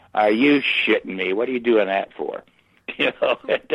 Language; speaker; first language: English; native; English